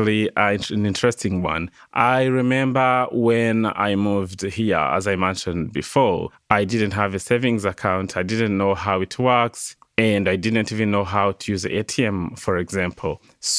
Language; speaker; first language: English; non-native, local second language; Kinyarwanda